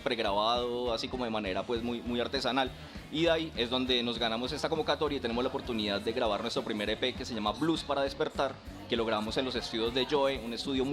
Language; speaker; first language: Spanish; native; Spanish